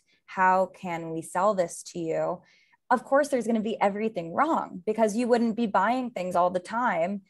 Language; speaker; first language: English; native; English